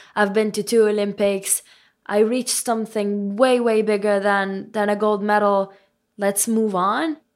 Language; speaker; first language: English; non-native, fluent; Arabic